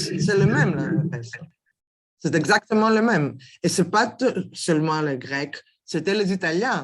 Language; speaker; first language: French; non-native, learner; Greek